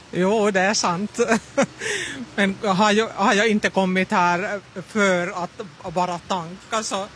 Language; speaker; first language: Swedish; non-native, local second language; Finnish